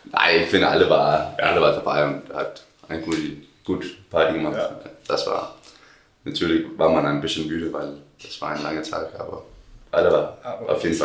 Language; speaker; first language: German; non-native, learner; Danish